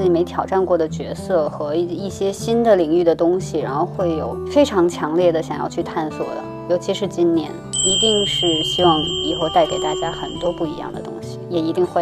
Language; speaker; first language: Chinese; native; Chinese